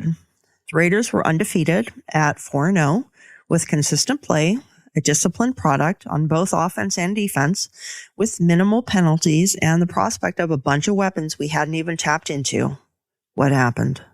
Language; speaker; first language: English; native; English